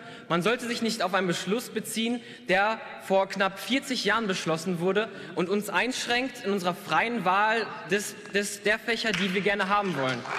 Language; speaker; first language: German; native; German